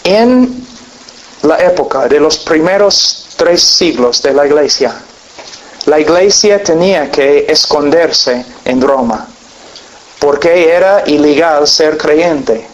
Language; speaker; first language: Spanish; non-native, fluent; English